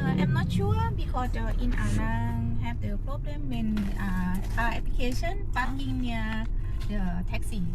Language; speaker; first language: English; non-native, learner; Thai